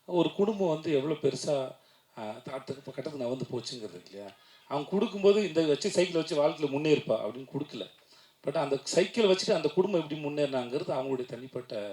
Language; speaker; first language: Tamil; native; Tamil